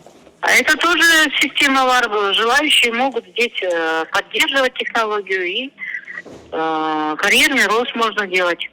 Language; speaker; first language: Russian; non-native, local second language; Kyrgyz